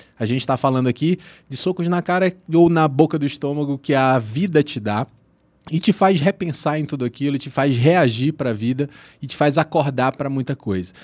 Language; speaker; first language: Portuguese; native; Portuguese